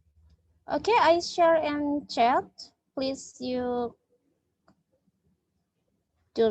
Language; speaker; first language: English; non-native, learner; Indonesian